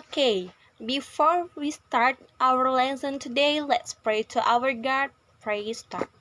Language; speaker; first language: English; non-native, learner; Indonesian